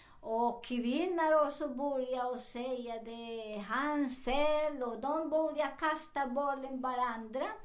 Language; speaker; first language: Swedish; non-native, fluent; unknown